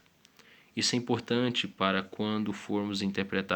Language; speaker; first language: Portuguese; native; Portuguese